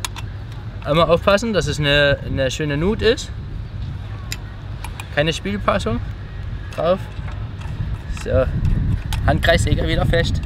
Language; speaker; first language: German; native; German